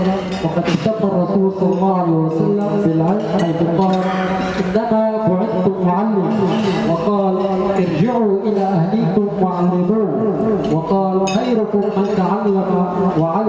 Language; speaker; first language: Arabic; native; Arabic